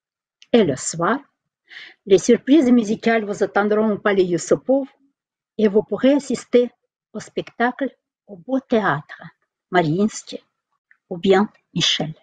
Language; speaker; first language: French; non-native, fluent; Russian